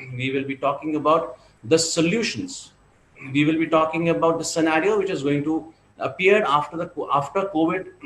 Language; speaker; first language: English; non-native, local second language; Hindi